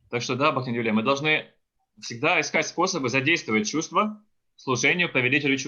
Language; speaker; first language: Russian; native; Russian